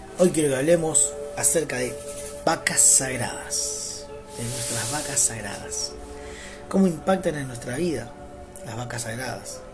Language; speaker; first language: Spanish; native; Spanish